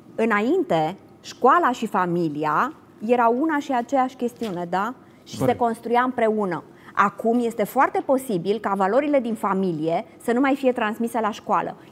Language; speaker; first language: Romanian; native; Romanian